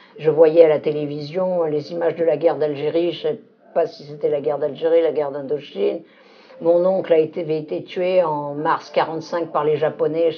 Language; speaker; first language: French; native; French